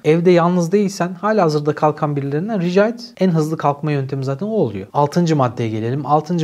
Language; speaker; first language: Turkish; native; Turkish